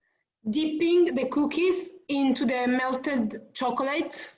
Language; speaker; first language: English; non-native, learner; Italian